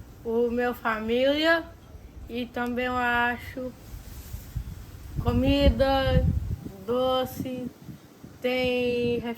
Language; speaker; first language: Portuguese; early bilingual, other home language; English